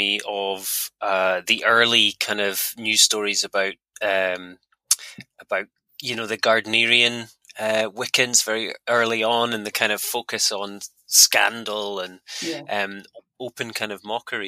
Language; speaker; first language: English; native; English